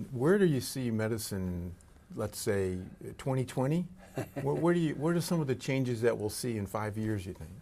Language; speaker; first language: English; native; English